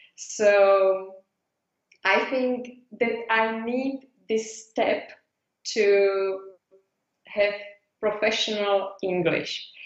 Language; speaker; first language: English; non-native, fluent; Czech